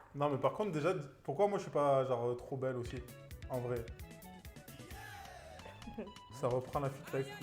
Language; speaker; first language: French; native; French